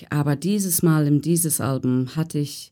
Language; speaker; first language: German; non-native, learner; English